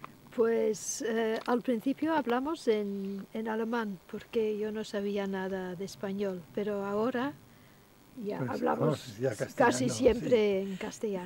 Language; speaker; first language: Spanish; non-native, fluent; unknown